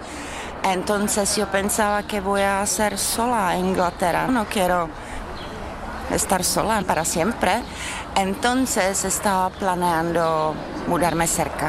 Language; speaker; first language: Spanish; non-native, fluent; Czech